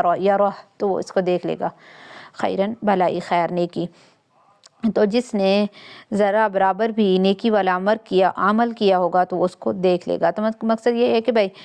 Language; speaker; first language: Urdu; non-native, local second language; Punjabi